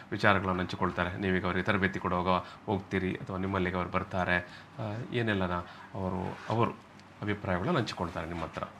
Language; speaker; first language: Kannada; native; Kannada